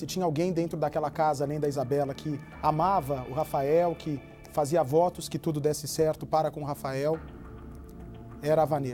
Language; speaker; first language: Portuguese; native; Portuguese